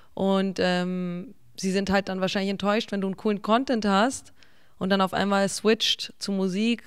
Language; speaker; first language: German; early bilingual, other home language; English